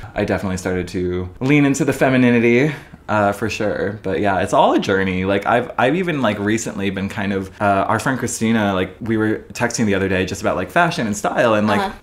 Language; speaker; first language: English; native; English